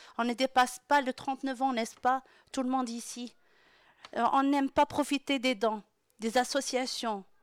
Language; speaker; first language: French; non-native, local second language; Arabic